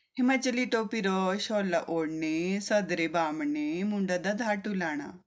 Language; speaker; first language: Hindi; native; Hindi